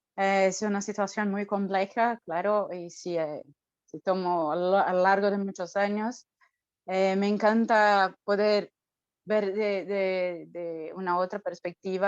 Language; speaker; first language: Spanish; non-native, fluent; Portuguese